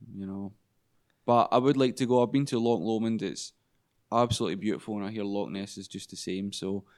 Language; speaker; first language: English; native; English